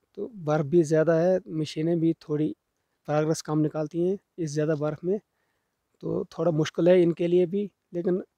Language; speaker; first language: Hindi; native; Hindi